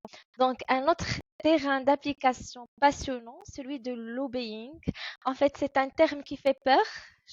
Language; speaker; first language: French; non-native, fluent; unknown